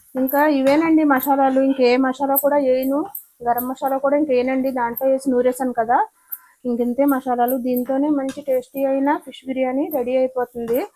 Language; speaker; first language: Telugu; native; Telugu